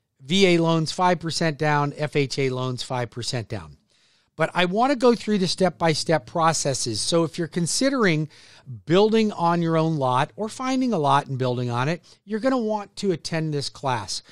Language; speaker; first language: English; native; English